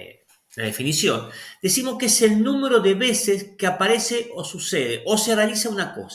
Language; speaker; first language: Spanish; native; Spanish